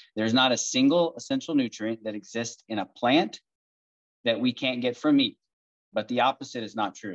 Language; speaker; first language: English; native; English